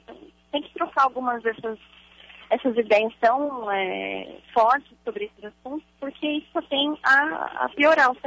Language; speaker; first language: Portuguese; native; Portuguese